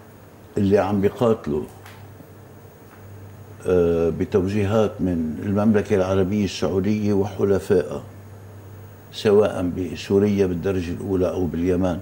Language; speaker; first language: Arabic; native; Arabic